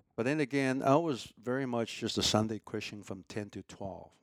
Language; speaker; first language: English; early bilingual, other home language; Chinese